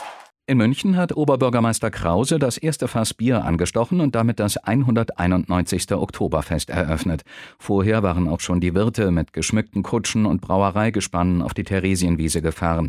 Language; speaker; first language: German; native; German